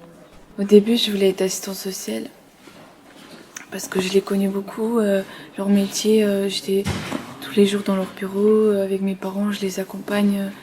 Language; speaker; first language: French; early bilingual, other home language; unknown